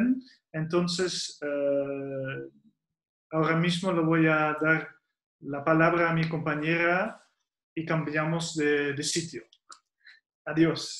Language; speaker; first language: Spanish; non-native, fluent; Dutch